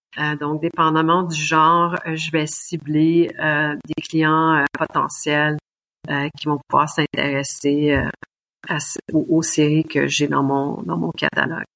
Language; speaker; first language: French; native; French